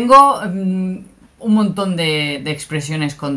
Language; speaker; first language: Spanish; native; Spanish